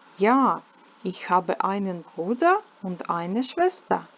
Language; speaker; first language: German; non-native, fluent; Ukrainian